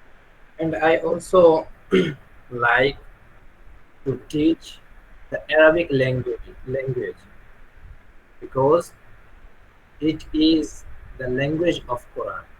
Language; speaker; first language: English; non-native, learner; Bangla